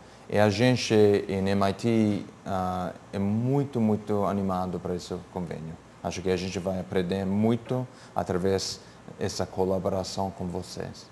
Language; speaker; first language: Portuguese; non-native, fluent; English